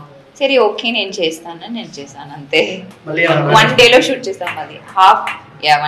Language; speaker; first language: Telugu; non-native, fluent; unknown